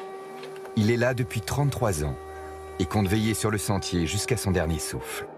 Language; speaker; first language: French; native; French